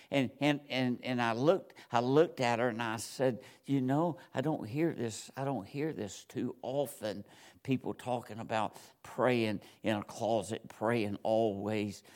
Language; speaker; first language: English; native; English